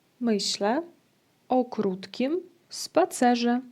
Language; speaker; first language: Polish; non-native, fluent; Ukrainian